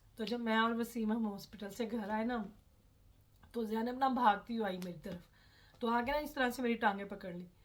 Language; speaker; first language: Urdu; non-native, local second language; Punjabi